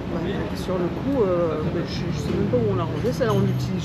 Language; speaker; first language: French; native; French